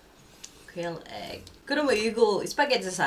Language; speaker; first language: Korean; non-native, fluent; Filipino